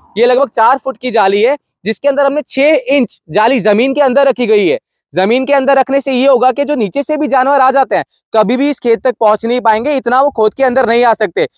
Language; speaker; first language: Hindi; native; Hindi